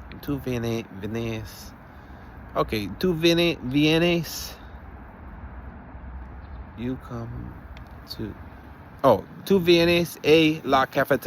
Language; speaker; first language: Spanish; non-native, learner; English